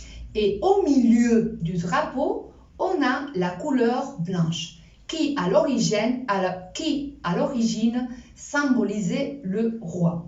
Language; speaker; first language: French; non-native, fluent; Spanish